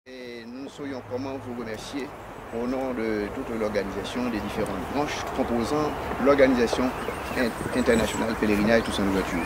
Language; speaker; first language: French; non-native, local second language; Haitian Creole